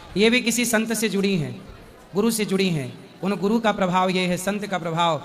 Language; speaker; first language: Hindi; native; Hindi